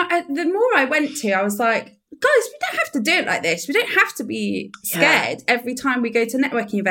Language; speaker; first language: English; native; English